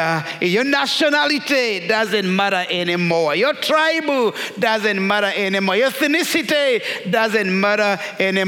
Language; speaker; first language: English; non-native, local second language; Kinyarwanda